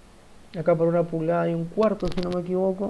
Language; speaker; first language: Spanish; native; Spanish